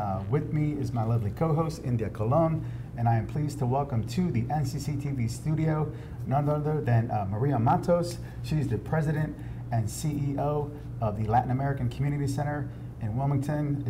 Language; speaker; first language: English; native; English